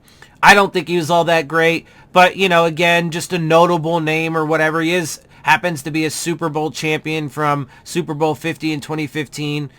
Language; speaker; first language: English; native; English